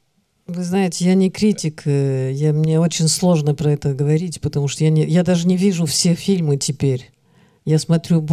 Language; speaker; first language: Russian; early bilingual, heritage; Russian